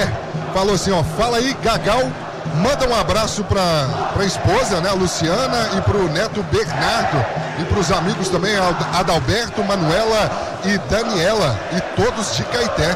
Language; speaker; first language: Portuguese; native; Portuguese